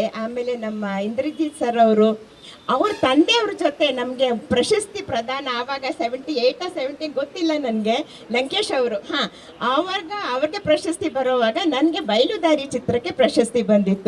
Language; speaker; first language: Kannada; non-native, local second language; Malayalam